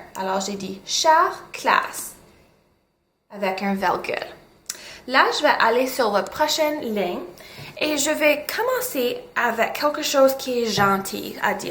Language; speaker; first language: French; non-native, local second language; English